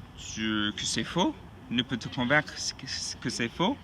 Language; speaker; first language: French; non-native, fluent; English